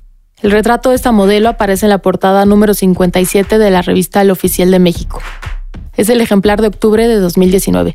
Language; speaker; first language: Spanish; native; Spanish